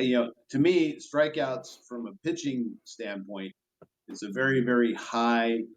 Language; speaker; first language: English; native; English